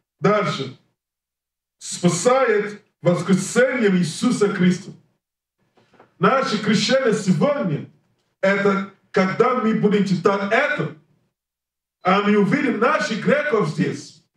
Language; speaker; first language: Russian; non-native, learner; English